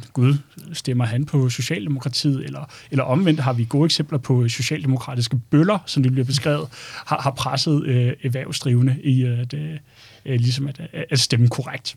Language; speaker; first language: Danish; native; Danish